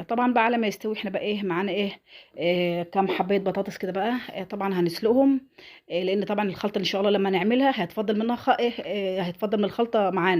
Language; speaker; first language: Arabic; native; Arabic